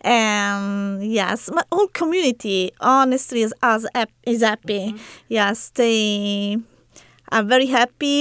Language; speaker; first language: English; non-native, learner; Italian